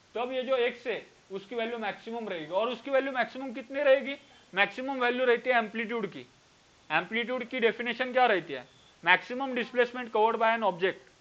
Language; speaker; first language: Hindi; non-native, local second language; Marathi